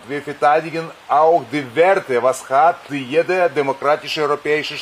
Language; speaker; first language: German; non-native, fluent; Russian